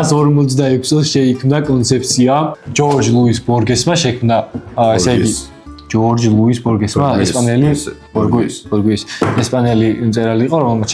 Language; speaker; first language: Georgian; native; Georgian